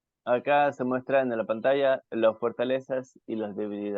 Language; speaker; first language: Spanish; non-native, fluent; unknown